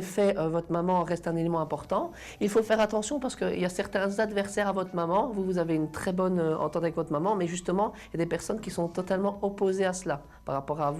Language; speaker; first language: French; native; French